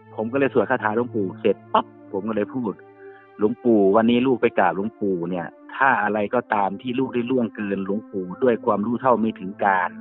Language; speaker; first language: Thai; native; Thai